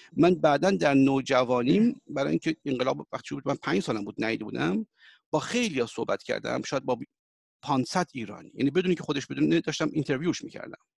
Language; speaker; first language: Persian; early bilingual, heritage; Persian